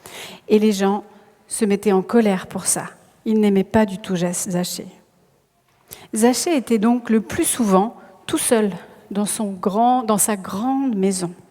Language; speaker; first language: French; native; French